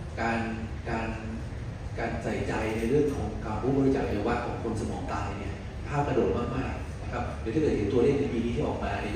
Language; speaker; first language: Thai; native; Thai